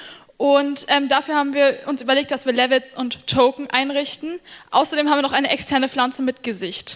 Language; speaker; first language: German; native; German